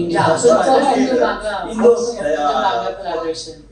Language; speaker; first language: English; non-native, local second language; Hindi